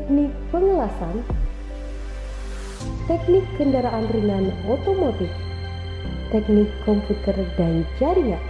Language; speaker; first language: Indonesian; native; Indonesian